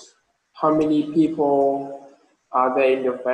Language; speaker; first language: English; non-native, fluent; Vietnamese